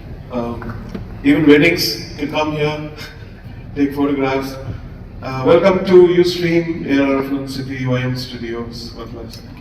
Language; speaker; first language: English; non-native, local second language; Tamil